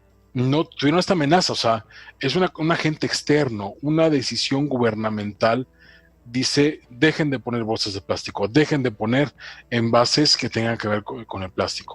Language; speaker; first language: Spanish; native; Spanish